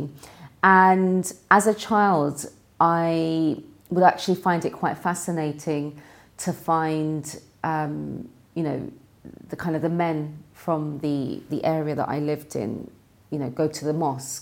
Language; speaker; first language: English; native; English